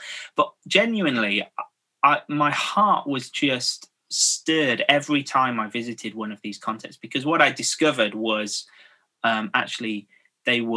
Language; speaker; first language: English; native; English